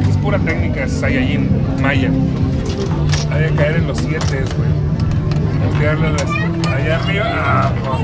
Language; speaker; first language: Spanish; native; Spanish